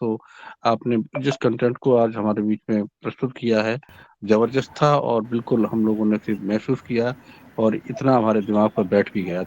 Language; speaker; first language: Hindi; native; Hindi